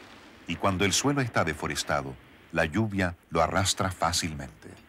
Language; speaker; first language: Spanish; native; Spanish